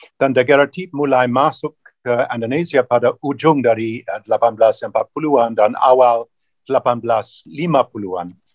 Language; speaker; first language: Indonesian; non-native, fluent; English